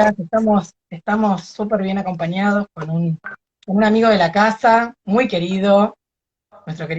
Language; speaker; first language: Spanish; native; Spanish